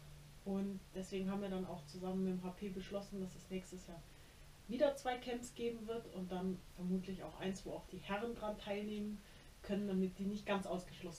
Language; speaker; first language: German; native; German